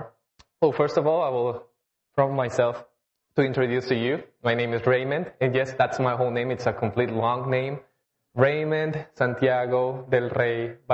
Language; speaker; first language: English; non-native, fluent; Spanish